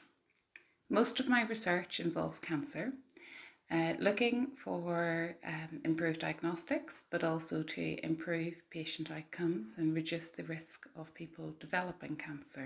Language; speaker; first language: English; native; English